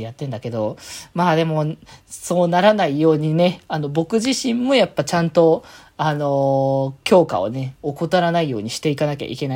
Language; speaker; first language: Japanese; native; Japanese